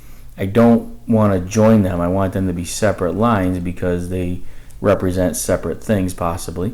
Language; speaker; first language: English; native; English